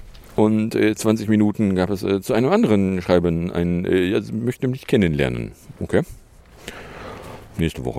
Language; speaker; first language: German; native; German